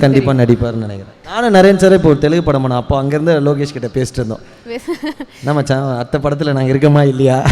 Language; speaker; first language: Tamil; native; Tamil